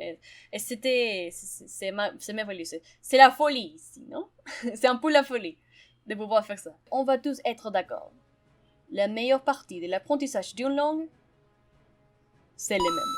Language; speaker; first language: French; non-native, fluent; Spanish